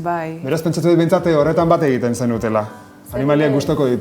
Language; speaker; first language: Basque; native; Basque